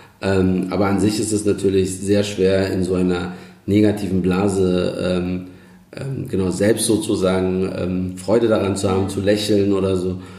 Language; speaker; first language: German; early bilingual, other home language; Turkish